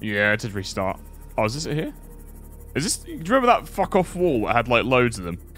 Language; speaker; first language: English; native; English